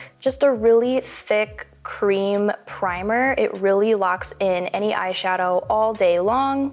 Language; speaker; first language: English; native; English